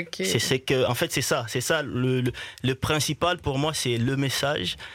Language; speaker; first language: French; non-native, local second language; Swahili